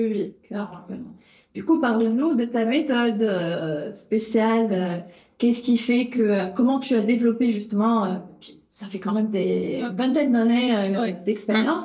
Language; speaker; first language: French; native; French